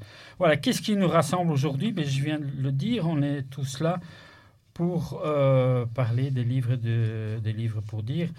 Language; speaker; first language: French; native; French